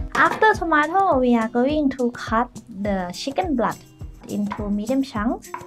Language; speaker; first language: English; non-native, fluent; Thai